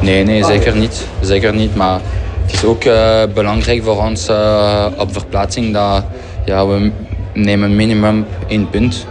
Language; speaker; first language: Dutch; non-native, fluent; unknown